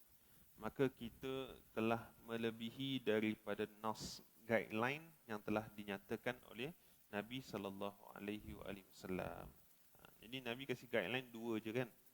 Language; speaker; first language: Malay; native; Malay